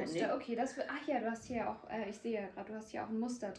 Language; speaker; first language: German; native; German